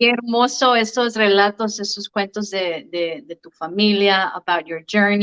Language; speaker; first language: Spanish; early bilingual, heritage; Spanish